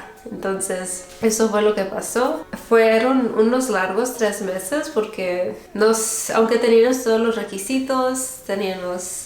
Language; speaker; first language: Spanish; early bilingual, heritage; Spanish